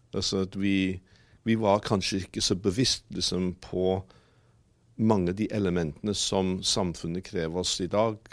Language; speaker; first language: Norwegian; non-native, fluent; English